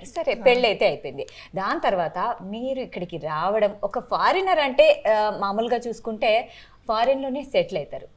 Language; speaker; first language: Telugu; native; Telugu